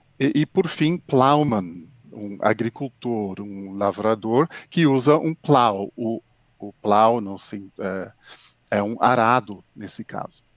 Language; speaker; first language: Portuguese; non-native, fluent; English